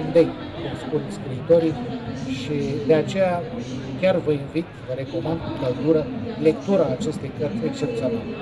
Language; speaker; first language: Romanian; native; Romanian